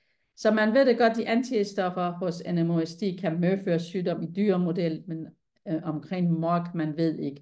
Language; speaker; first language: Danish; non-native, fluent; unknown